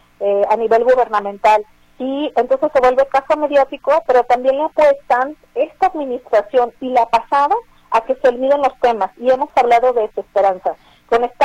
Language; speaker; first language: Spanish; native; Spanish